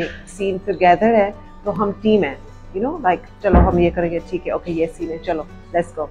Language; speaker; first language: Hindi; early bilingual, heritage; Urdu